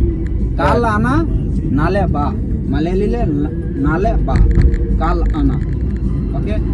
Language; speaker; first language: Malayalam; non-native, learner; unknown